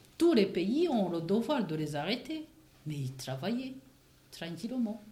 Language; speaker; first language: French; non-native, local second language; Kinyarwanda